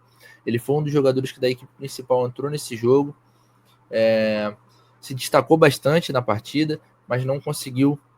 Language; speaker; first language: Portuguese; native; Portuguese